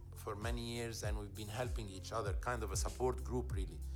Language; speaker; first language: English; non-native, fluent; Arabic